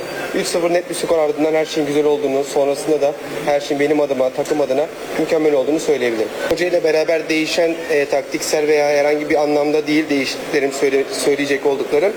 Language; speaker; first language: Turkish; native; Turkish